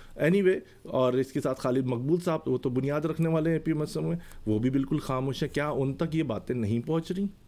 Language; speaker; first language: Urdu; native; Urdu